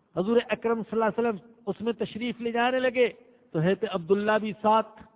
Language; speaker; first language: Urdu; non-native, local second language; Punjabi